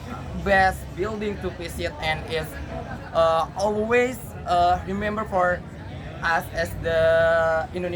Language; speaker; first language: English; non-native, learner; Indonesian